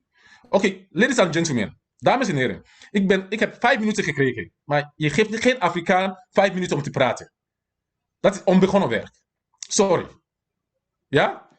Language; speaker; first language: Dutch; non-native, fluent; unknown